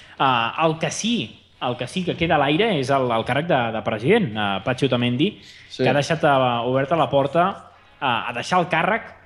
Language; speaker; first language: Catalan; native; Catalan